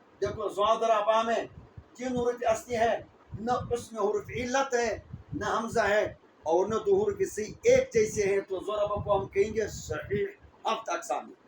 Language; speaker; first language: Urdu; non-native, local second language; Pashto